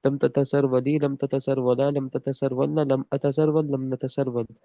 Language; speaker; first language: Arabic; non-native, learner; Urdu